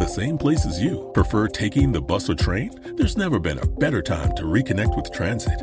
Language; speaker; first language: English; native; English